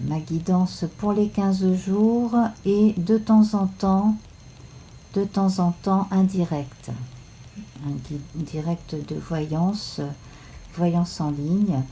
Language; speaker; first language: French; native; French